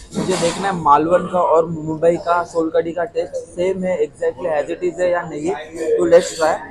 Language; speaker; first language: Hindi; non-native, local second language; Marathi